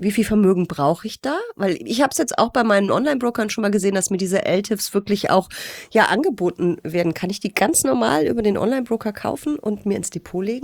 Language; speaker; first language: German; native; German